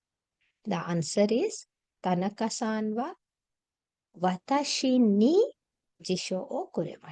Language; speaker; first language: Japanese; non-native, fluent; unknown